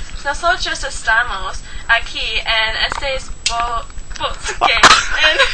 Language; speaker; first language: Spanish; non-native, learner; English